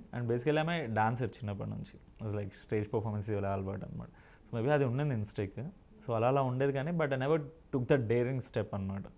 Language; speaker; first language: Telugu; native; Telugu